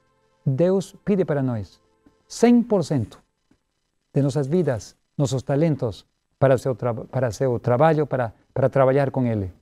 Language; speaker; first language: Portuguese; non-native, learner; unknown